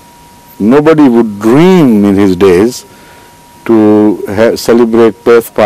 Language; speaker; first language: English; non-native, local second language; Urdu